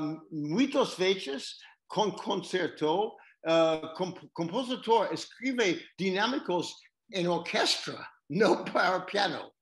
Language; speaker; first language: Portuguese; non-native, learner; English